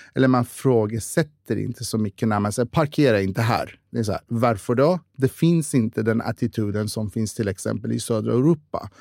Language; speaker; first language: Swedish; non-native, fluent; Persian